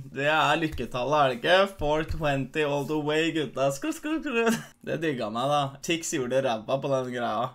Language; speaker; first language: Norwegian; early bilingual, other home language; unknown